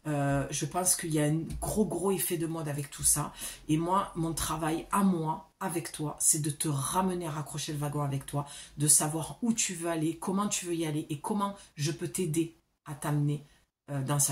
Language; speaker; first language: French; native; French